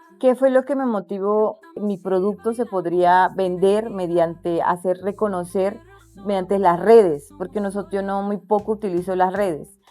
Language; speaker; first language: Spanish; non-native, local second language; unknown